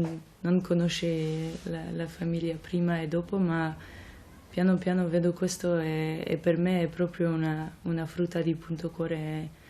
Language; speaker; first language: Italian; non-native, fluent; French